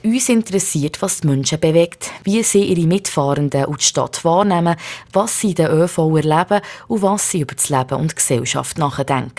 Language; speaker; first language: German; native; German